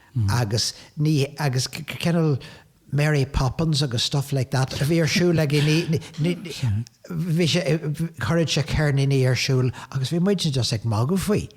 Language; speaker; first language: Irish; non-native, local second language; English